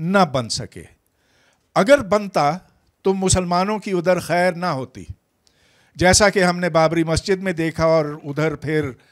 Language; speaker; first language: Urdu; native; Urdu